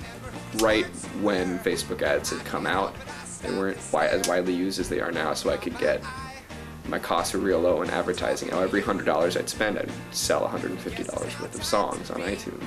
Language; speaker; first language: English; native; English